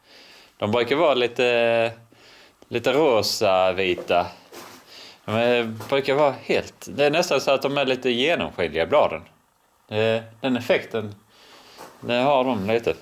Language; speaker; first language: Swedish; native; Swedish